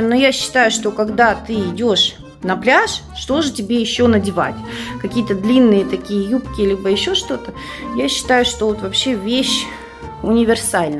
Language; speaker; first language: Russian; native; Russian